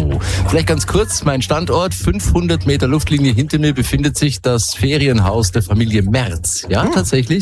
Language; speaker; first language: German; native; German